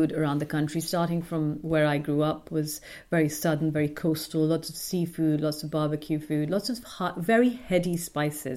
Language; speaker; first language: English; non-native, local second language; Urdu